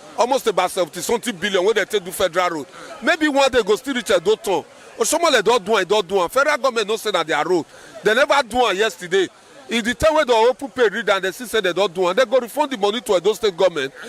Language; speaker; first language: Nigerian Pidgin; native; Nigerian Pidgin